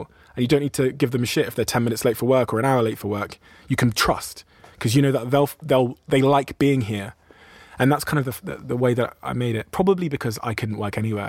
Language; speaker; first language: English; native; English